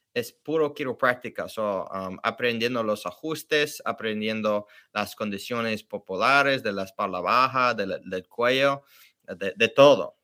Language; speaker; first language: Spanish; early bilingual, heritage; English